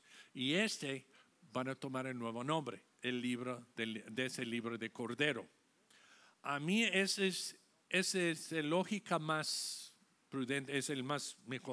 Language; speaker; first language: Spanish; non-native, fluent; English